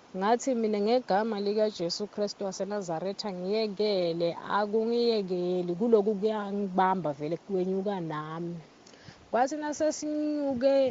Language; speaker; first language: Zulu; non-native, local second language; Swati